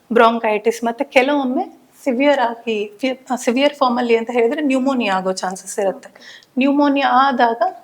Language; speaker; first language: Kannada; native; Kannada